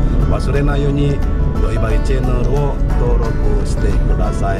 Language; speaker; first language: Japanese; non-native, fluent; Indonesian